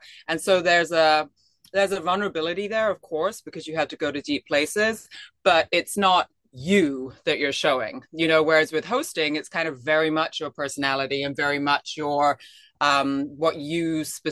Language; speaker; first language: English; native; English